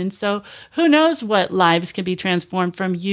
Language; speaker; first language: English; native; English